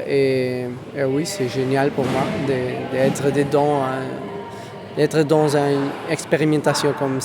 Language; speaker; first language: French; non-native, fluent; Spanish